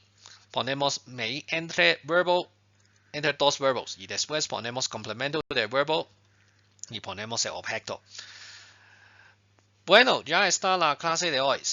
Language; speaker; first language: Spanish; non-native, fluent; Chinese